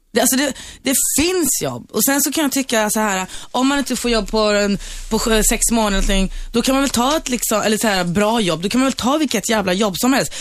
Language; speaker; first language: Swedish; early bilingual, other home language; Turkish